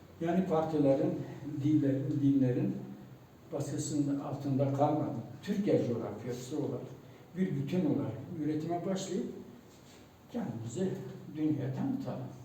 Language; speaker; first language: Turkish; non-native, local second language; Kurdish